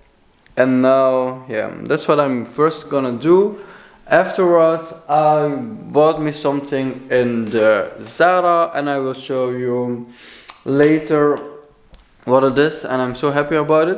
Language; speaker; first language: English; non-native, fluent; Dutch